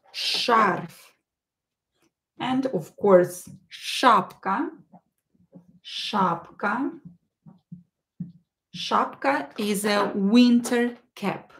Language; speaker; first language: English; non-native, fluent; Russian